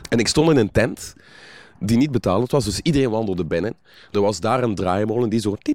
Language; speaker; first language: Dutch; native; Dutch